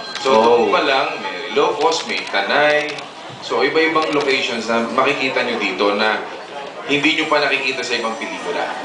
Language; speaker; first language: Filipino; native; Filipino